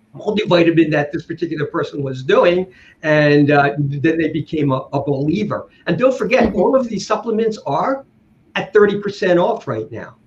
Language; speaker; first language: English; native; English